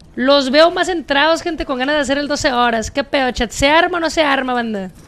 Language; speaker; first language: Spanish; native; Spanish